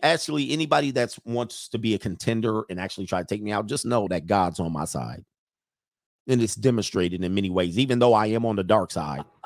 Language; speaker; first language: English; native; English